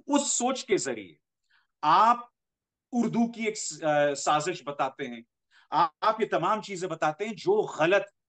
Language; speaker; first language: Hindi; native; Hindi